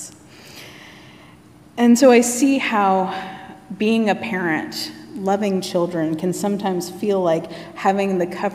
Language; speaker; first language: English; native; English